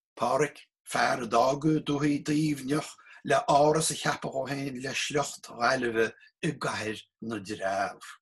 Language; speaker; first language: Irish; native; Irish